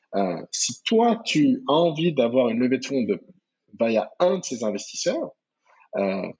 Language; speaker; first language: French; native; French